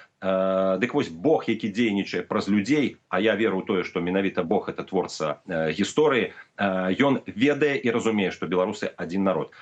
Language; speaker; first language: Belarusian; native; Belarusian